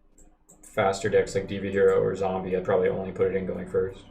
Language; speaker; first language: English; native; English